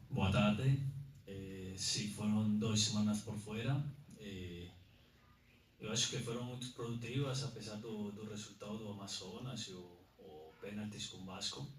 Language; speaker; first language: Portuguese; non-native, learner; Spanish